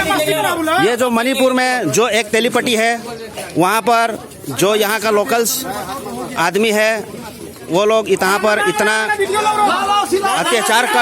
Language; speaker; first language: Hindi; non-native, local second language; Manipuri